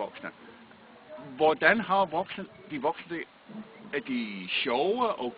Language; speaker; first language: Danish; native; Danish